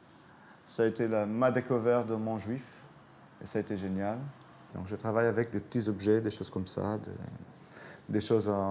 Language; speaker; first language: French; non-native, fluent; Portuguese